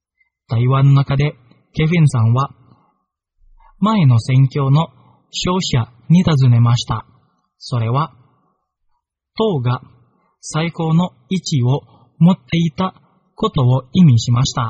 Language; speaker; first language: Japanese; non-native, fluent; Indonesian